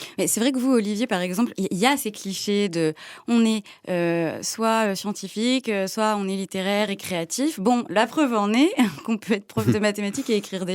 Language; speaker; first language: French; native; French